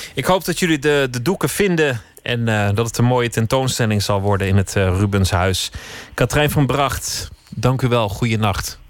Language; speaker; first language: Dutch; native; Dutch